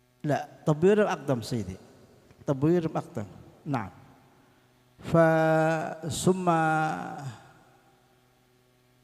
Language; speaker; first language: Arabic; non-native, fluent; Indonesian